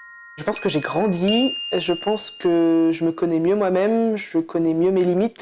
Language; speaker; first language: French; native; French